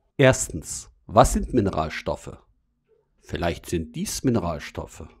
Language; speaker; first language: German; native; German